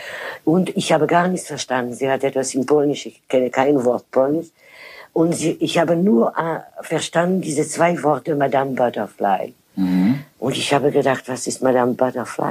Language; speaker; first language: German; non-native, fluent; French